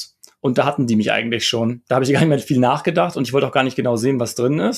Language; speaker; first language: German; native; German